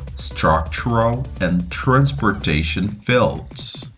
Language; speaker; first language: English; non-native, fluent; Portuguese